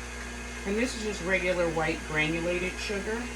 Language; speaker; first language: English; native; English